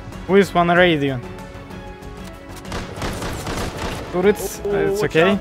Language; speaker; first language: English; non-native, learner; Russian